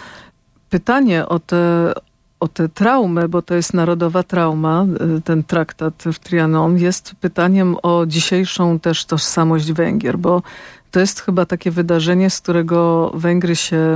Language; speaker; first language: Polish; native; Polish